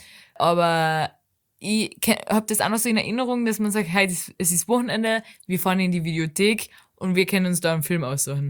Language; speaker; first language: German; native; German